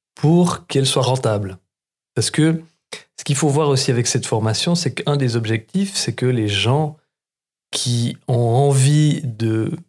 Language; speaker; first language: French; native; French